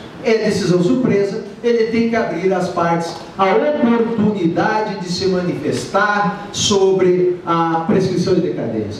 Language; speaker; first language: Portuguese; native; Portuguese